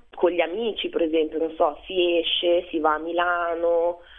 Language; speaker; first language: Italian; early bilingual, other home language; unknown